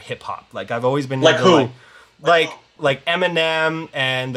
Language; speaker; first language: English; native; English